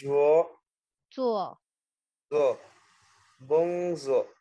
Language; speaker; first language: Chinese; non-native, learner; Bangla